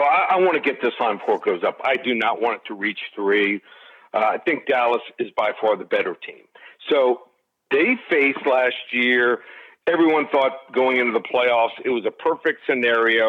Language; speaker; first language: English; native; English